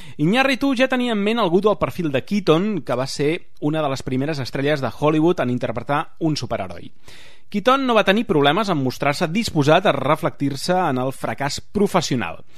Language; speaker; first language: Catalan; native; Catalan